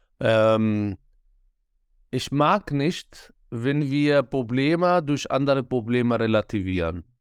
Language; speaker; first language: German; non-native, fluent; Arabic